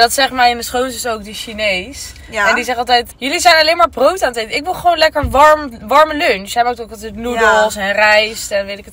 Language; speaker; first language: Dutch; native; Dutch